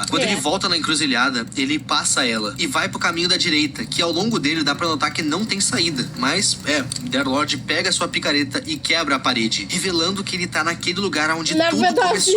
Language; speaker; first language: Portuguese; native; Portuguese